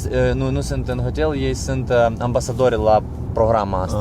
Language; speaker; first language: Romanian; non-native, learner; Ukrainian